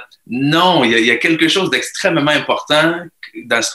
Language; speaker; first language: French; native; French